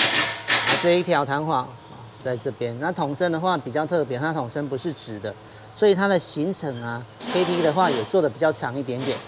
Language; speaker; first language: Chinese; native; Chinese